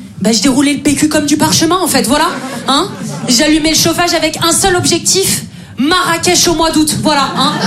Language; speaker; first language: French; native; French